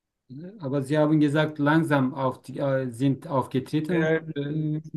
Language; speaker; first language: German; non-native, learner; Turkish